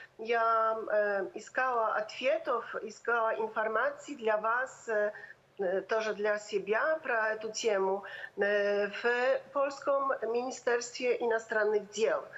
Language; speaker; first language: Russian; non-native, fluent; Polish